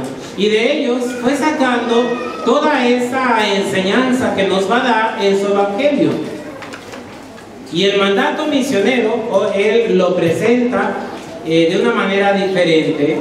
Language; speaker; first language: Spanish; native; Spanish